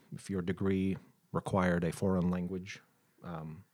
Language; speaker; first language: English; non-native, fluent; Arabic